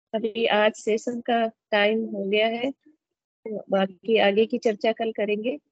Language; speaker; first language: Hindi; native; Hindi